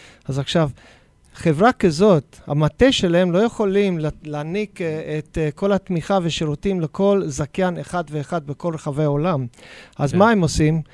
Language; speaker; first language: Hebrew; non-native, fluent; English